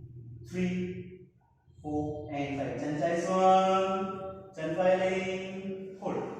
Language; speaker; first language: Vietnamese; non-native, learner; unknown